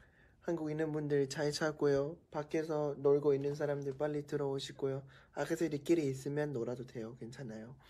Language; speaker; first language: Korean; non-native, fluent; Thai